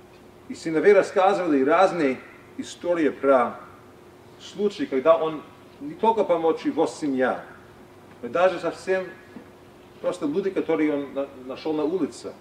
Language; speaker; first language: Russian; non-native, fluent; English